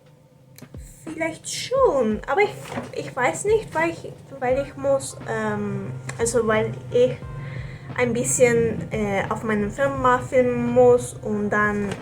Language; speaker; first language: German; non-native, learner; Spanish